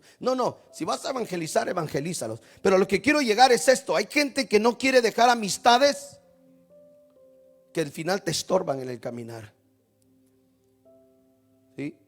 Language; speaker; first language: Spanish; native; Spanish